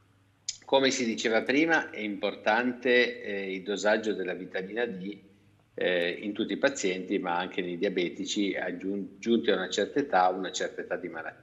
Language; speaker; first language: Italian; native; Italian